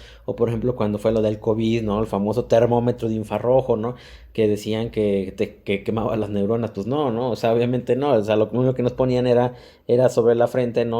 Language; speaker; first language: Spanish; native; Spanish